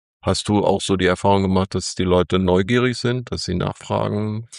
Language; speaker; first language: German; native; German